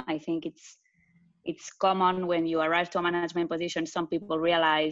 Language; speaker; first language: English; non-native, fluent; Spanish